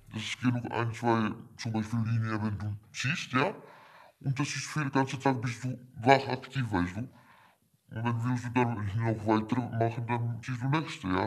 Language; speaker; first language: German; non-native, fluent; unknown